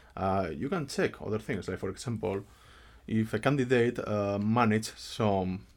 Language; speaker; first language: English; non-native, fluent; Spanish